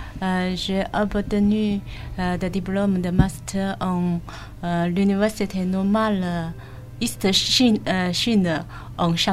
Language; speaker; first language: French; non-native, learner; Chinese